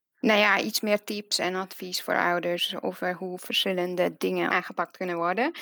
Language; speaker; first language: Dutch; non-native, fluent; Hungarian